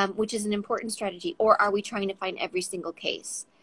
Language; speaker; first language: English; native; English